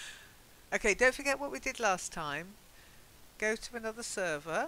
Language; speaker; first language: English; native; English